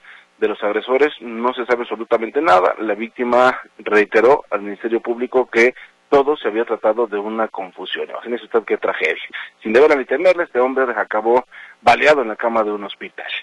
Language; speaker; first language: Spanish; native; Spanish